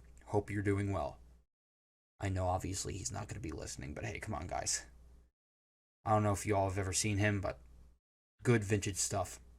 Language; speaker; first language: English; native; English